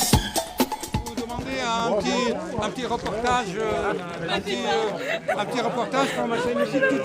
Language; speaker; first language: French; non-native, fluent; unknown